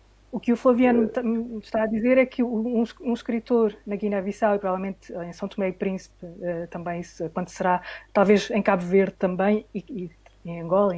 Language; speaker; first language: Portuguese; native; Portuguese